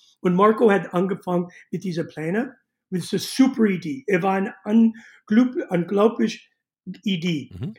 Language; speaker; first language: German; non-native, learner; English